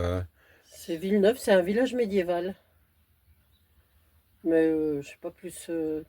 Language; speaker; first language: French; native; French